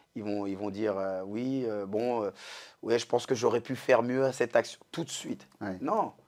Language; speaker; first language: French; native; French